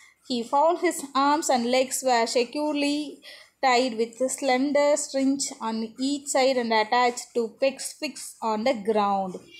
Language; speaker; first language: English; non-native, local second language; Tamil